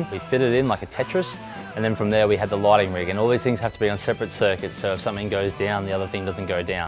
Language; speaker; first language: English; native; English